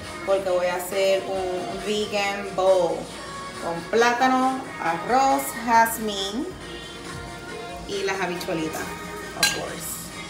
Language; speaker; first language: Spanish; early bilingual, heritage; Spanish